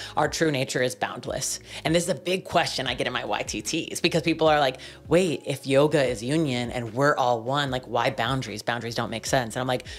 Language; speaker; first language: English; native; English